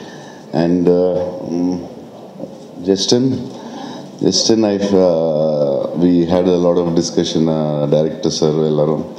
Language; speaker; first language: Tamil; non-native, local second language; Telugu